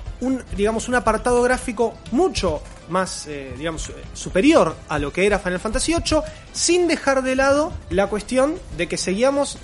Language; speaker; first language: Spanish; native; Spanish